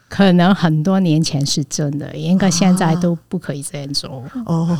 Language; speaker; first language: Chinese; non-native, fluent; Cantonese